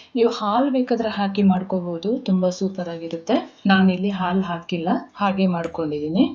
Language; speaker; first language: Kannada; native; Kannada